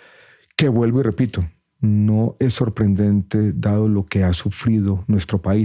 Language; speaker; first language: Spanish; native; Spanish